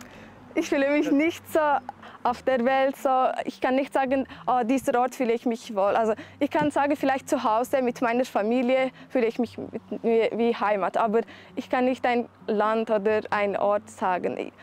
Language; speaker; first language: German; non-native, fluent; Turkish